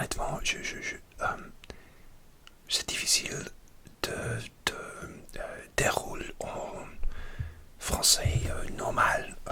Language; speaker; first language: French; non-native, learner; English